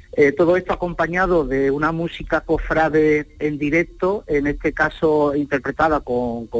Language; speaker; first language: Spanish; native; Spanish